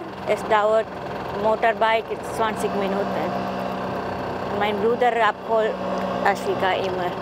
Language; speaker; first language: German; non-native, learner; Tamil